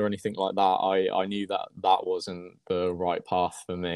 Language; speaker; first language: English; native; English